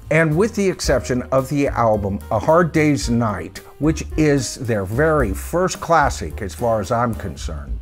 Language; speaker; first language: English; native; English